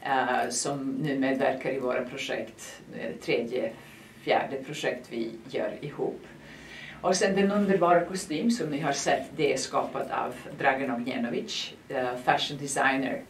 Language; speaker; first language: Swedish; non-native, fluent; Serbian